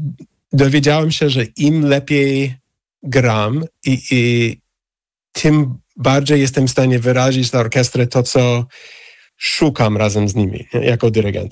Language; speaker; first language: Polish; non-native, fluent; English